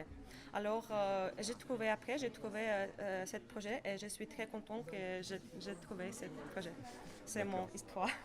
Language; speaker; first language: French; non-native, learner; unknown